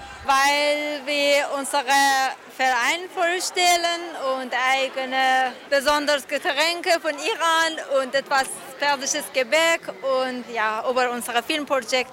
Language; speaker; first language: German; non-native, learner; Persian